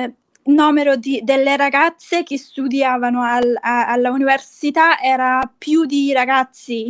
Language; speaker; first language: Italian; non-native, fluent; Persian